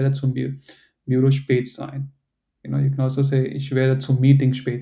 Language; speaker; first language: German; non-native, fluent; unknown